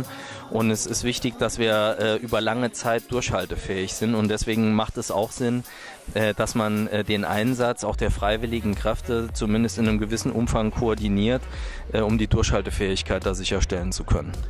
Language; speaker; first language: German; native; German